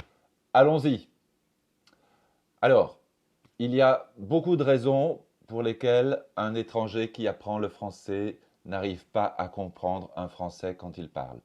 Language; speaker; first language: French; native; French